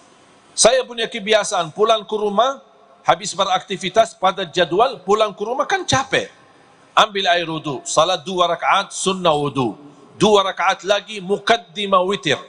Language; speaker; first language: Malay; non-native, fluent; Arabic